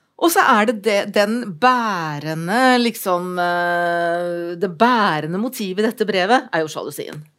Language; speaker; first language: Norwegian; native; Norwegian